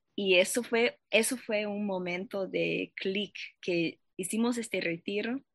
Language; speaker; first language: Spanish; non-native, fluent; English